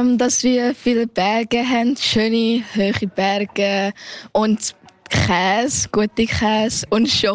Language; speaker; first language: German; early bilingual, heritage; German